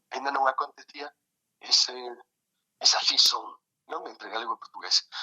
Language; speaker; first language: Galician; native; Galician